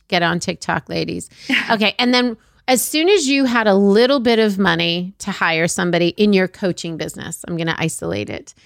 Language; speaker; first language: English; early bilingual, other home language; Arabic